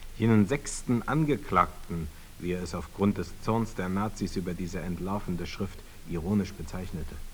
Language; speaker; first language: German; native; German